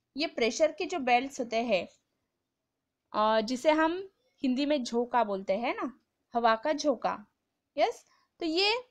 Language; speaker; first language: Hindi; non-native, local second language; Marathi